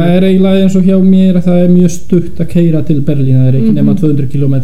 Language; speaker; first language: Icelandic; non-native, fluent; Polish